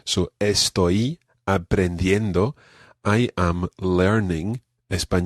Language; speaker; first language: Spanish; non-native, fluent; English